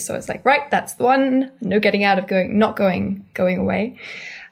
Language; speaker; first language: English; native; English